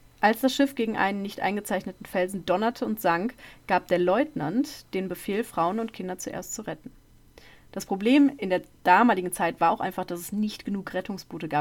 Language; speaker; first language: German; native; German